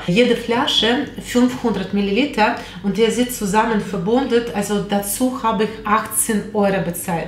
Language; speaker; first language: German; non-native, fluent; Russian